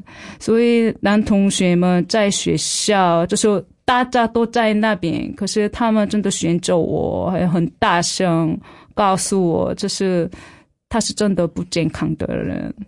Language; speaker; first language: Chinese; non-native, fluent; Korean